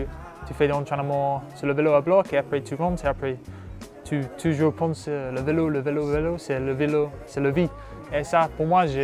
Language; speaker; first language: French; non-native, learner; English